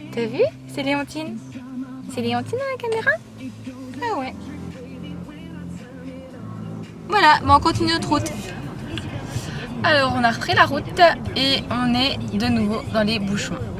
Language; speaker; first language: French; native; French